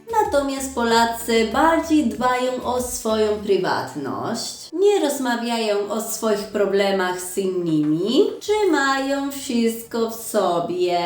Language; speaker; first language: Polish; non-native, fluent; Spanish